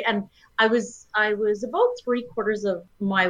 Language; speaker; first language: English; native; English